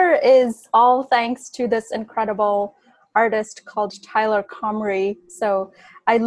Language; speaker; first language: English; non-native, local second language; Bangla